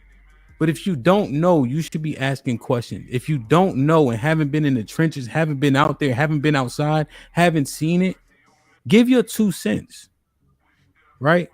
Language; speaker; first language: English; native; English